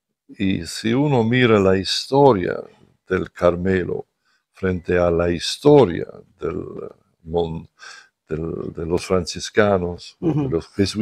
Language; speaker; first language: Spanish; non-native, fluent; English